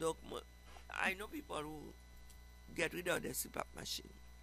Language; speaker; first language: English; non-native, fluent; Haitian Creole